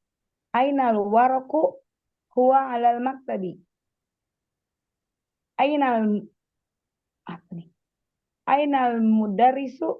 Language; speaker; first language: Arabic; non-native, learner; Indonesian